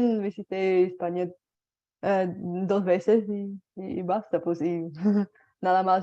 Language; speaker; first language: Spanish; non-native, fluent; Bulgarian